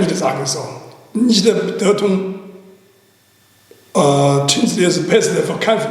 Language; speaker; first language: German; non-native, learner; Chinese